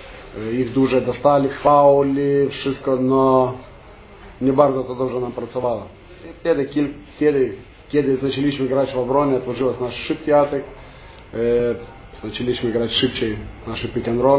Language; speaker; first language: Polish; non-native, fluent; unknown